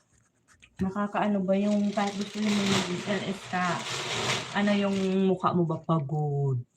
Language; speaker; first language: Filipino; non-native, local second language; Bikol